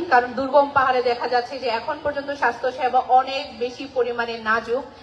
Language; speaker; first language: Bangla; non-native, local second language; Garo